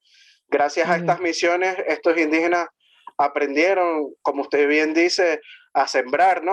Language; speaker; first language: Spanish; native; Spanish